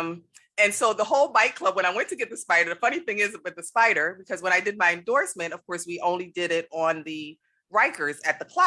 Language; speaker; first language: English; native; English